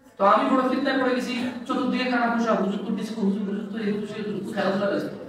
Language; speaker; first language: Bangla; native; Bangla